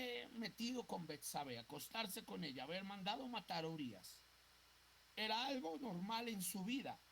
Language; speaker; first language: Spanish; native; Spanish